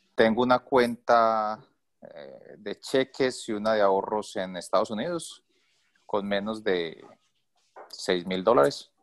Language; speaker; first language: Spanish; native; Spanish